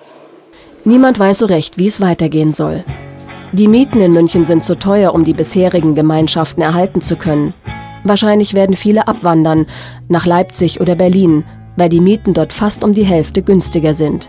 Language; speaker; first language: German; native; German